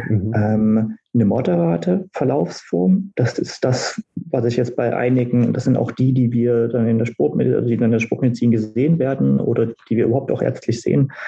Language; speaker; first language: German; native; German